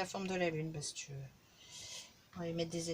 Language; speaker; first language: French; native; French